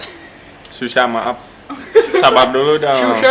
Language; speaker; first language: Indonesian; non-native, local second language; English